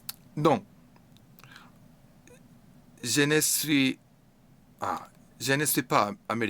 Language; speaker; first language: French; non-native, learner; English